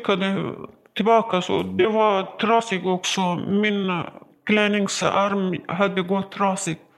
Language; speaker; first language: Swedish; non-native, learner; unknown